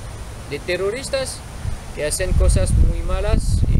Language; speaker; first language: Spanish; non-native, fluent; French